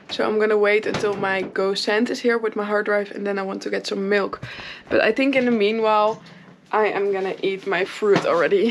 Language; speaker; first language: English; non-native, fluent; Dutch